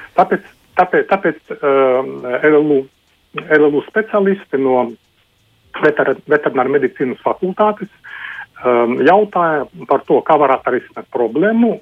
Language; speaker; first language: Latvian; non-native, local second language; Russian